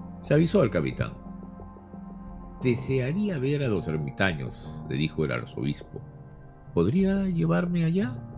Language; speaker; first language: Spanish; native; Spanish